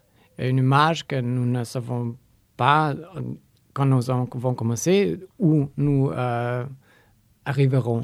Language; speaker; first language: French; non-native, learner; Polish